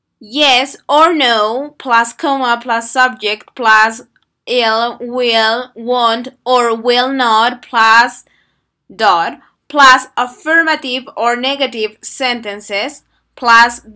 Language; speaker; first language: English; non-native, fluent; Spanish